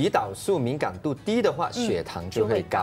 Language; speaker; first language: Chinese; native; Chinese